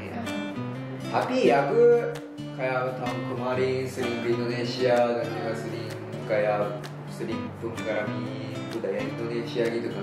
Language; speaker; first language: Indonesian; non-native, learner; Japanese